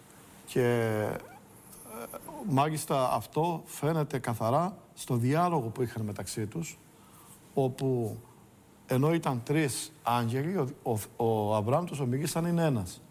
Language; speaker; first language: Greek; native; Greek